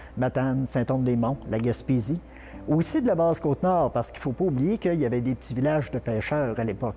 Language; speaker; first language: French; native; French